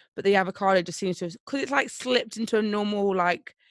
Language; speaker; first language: English; native; English